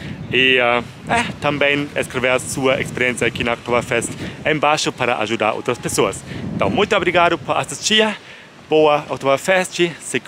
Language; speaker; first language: Portuguese; non-native, fluent; German